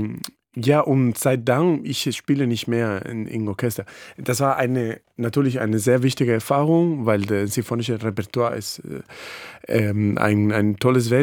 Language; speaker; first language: German; non-native, fluent; Spanish